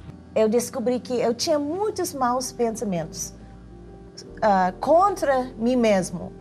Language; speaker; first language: Portuguese; non-native, fluent; English